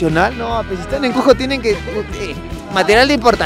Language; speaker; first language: Spanish; native; Spanish